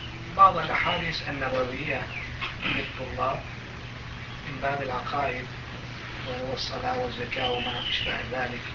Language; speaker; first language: Arabic; non-native, fluent; Turkish